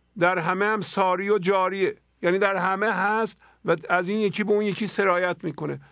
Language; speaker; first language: Persian; native; Persian